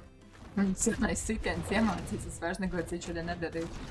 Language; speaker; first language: Latvian; native; Latvian